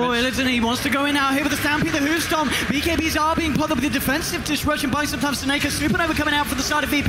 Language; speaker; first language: English; native; English